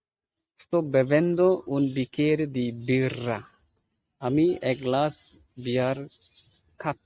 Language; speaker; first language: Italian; non-native, fluent; Bangla